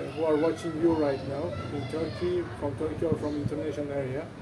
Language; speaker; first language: English; non-native, learner; Turkish